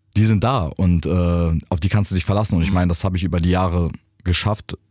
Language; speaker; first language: German; native; German